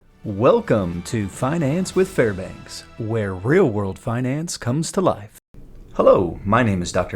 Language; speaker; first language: English; native; English